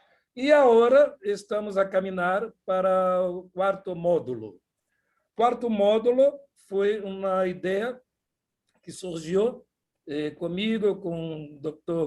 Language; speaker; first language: Portuguese; non-native, fluent; Spanish